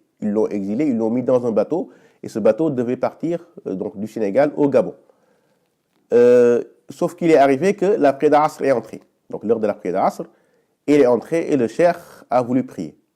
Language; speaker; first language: French; native; French